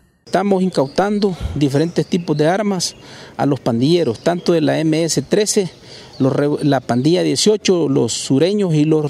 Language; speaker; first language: Spanish; native; Spanish